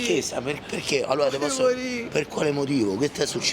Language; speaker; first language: Italian; native; Italian